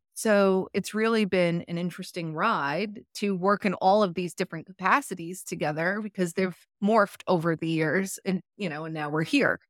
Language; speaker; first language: English; early bilingual, other home language; Italian